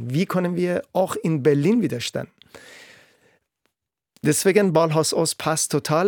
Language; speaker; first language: German; non-native, fluent; Persian